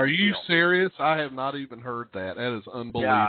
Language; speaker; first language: English; native; English